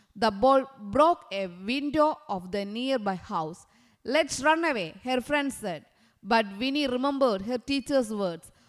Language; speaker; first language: English; non-native, local second language; Malayalam